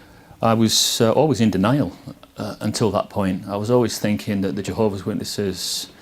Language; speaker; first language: English; native; English